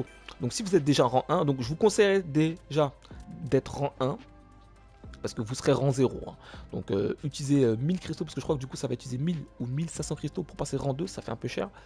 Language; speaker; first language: French; native; French